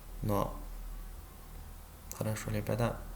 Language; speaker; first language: Russian; non-native, learner; Chinese